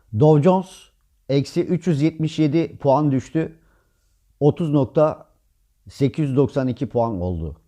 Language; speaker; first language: Turkish; native; Turkish